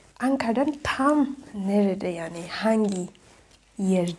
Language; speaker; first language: Turkish; non-native, fluent; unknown